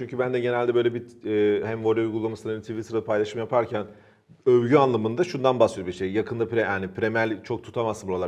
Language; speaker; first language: Turkish; native; Turkish